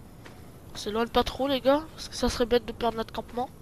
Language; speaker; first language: French; native; French